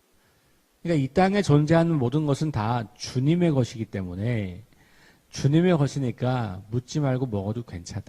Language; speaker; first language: Korean; native; Korean